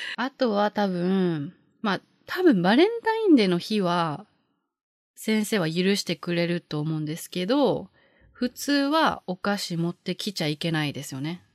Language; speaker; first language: Japanese; native; Japanese